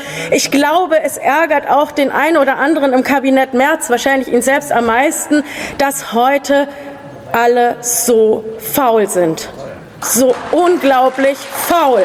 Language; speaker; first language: German; native; German